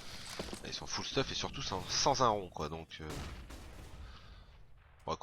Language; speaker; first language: French; native; French